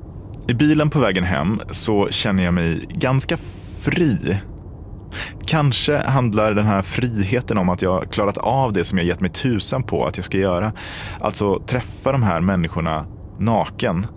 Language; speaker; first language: Swedish; native; Swedish